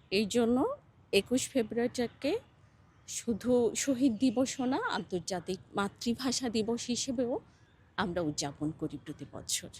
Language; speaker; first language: Bangla; native; Bangla